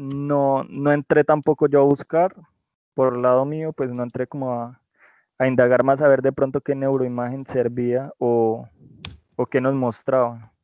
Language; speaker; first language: Spanish; native; Spanish